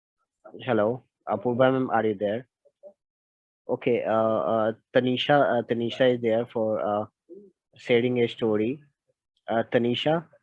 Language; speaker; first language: English; non-native, local second language; Hindi